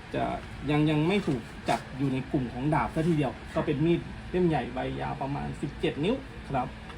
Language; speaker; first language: Thai; native; Thai